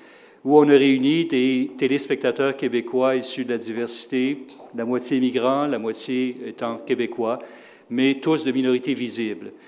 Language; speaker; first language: French; native; French